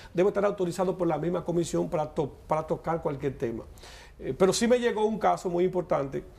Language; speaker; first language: Spanish; native; Spanish